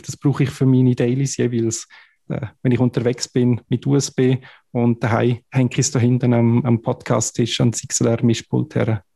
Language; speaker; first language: German; native; German